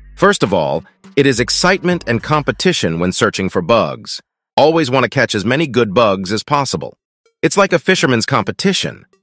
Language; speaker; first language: English; non-native, fluent; Russian